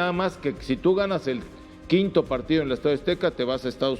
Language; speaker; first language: Spanish; native; Spanish